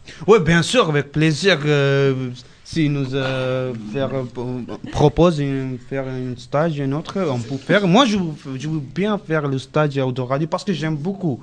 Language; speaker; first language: French; non-native, learner; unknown